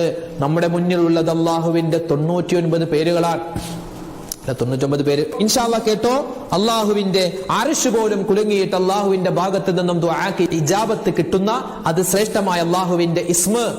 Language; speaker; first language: Malayalam; native; Malayalam